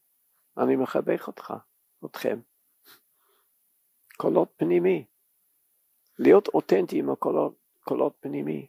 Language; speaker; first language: Hebrew; non-native, learner; English